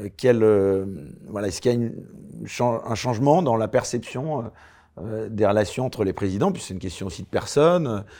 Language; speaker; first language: French; native; French